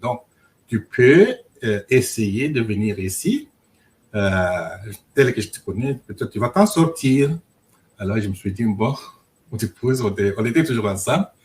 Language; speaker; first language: French; non-native, local second language; Luba-Lulua